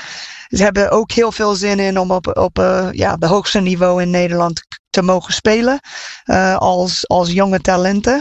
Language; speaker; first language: Dutch; non-native, fluent; English